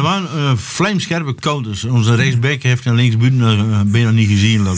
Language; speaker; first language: Dutch; native; Dutch